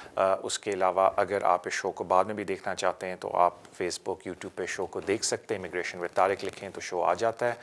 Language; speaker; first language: Urdu; native; Urdu